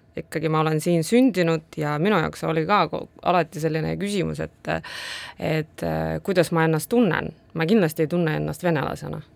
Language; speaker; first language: Estonian; non-native, local second language; Russian